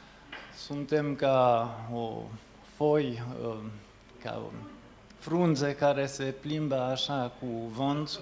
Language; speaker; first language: Romanian; non-native, fluent; French